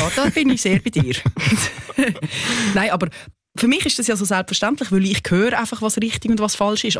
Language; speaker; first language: German; native; German